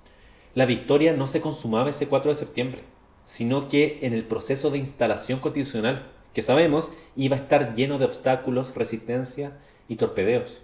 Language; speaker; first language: Spanish; native; Spanish